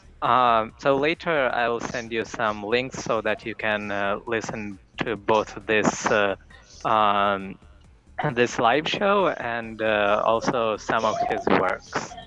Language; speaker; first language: English; non-native, fluent; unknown